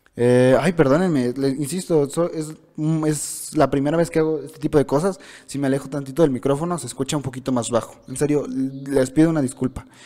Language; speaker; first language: Spanish; native; Spanish